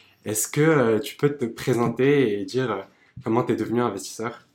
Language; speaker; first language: French; native; French